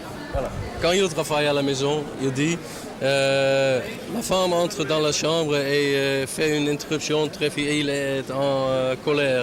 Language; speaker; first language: French; non-native, learner; Dutch